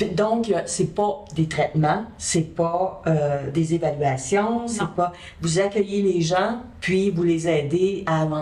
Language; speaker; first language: French; native; French